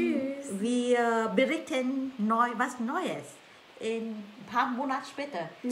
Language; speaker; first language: German; non-native, learner; Vietnamese